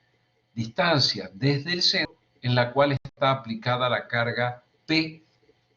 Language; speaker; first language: Spanish; native; Spanish